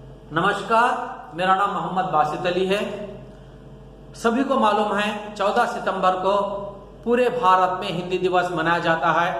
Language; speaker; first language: Hindi; non-native, local second language; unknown